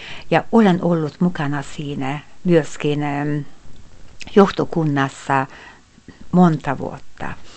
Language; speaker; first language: Finnish; non-native, fluent; Hungarian